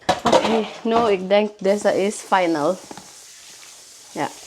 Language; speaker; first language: Dutch; non-native, learner; Filipino